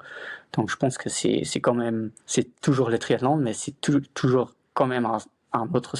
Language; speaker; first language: French; non-native, fluent; Luxembourgish